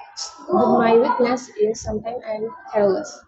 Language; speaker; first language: English; non-native, learner; Indonesian